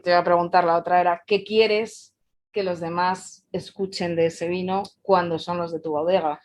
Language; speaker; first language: Spanish; native; Spanish